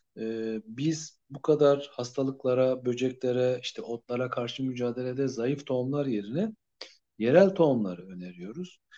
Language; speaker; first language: Turkish; native; Turkish